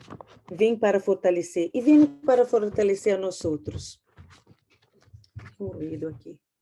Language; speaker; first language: Portuguese; non-native, learner; Spanish